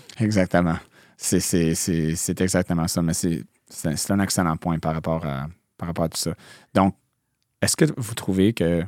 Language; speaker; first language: French; non-native, local second language; English